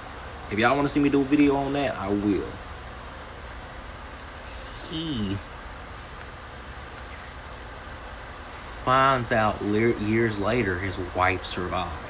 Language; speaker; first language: English; native; English